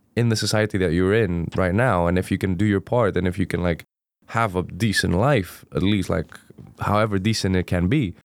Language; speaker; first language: English; non-native, fluent; Greek